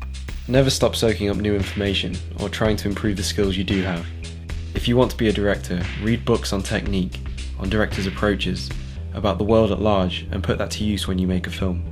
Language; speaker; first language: English; native; English